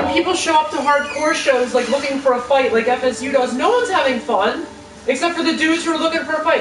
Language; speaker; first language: English; native; English